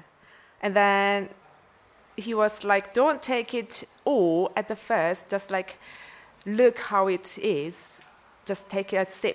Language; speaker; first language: English; non-native, fluent; Korean